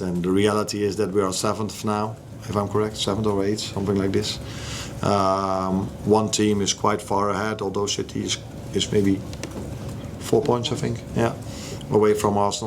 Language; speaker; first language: English; non-native, fluent; Dutch